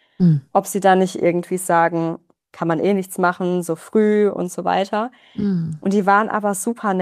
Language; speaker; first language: German; native; German